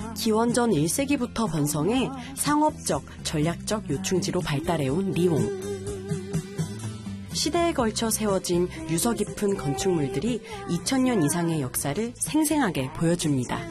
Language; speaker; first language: Korean; native; Korean